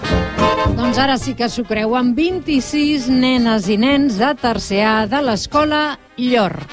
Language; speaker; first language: Catalan; native; Catalan